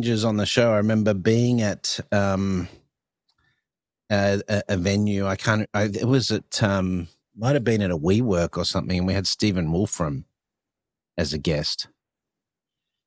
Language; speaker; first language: English; native; English